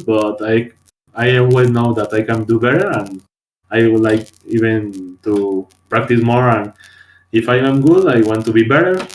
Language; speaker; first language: English; non-native, learner; Spanish